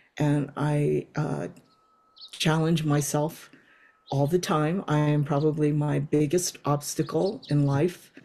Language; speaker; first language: English; native; English